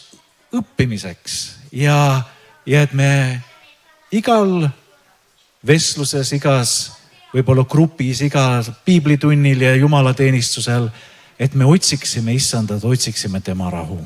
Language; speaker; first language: Estonian; native; Estonian